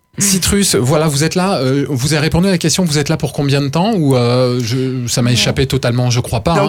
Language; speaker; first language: French; native; French